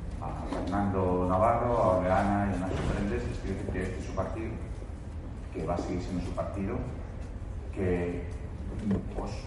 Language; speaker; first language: Spanish; native; Spanish